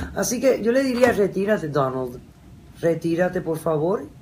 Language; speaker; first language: Spanish; early bilingual, heritage; Spanish